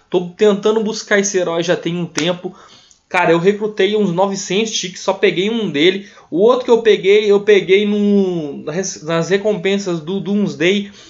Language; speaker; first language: Portuguese; native; Portuguese